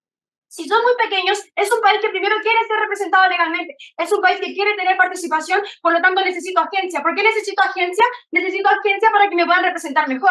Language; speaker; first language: Spanish; native; Spanish